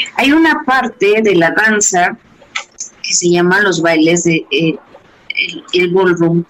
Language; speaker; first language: Spanish; native; Spanish